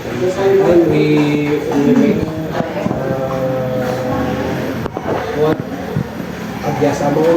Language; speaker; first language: English; non-native, learner; Indonesian